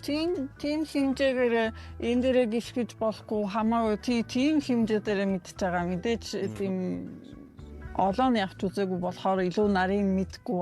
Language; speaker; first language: Mongolian; non-native, fluent; Polish